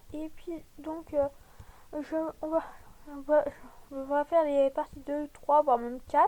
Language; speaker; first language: French; native; French